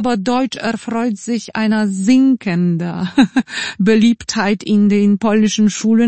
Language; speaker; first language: German; non-native, fluent; Polish